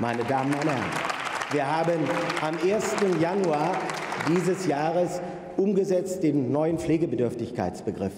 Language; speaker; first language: German; native; German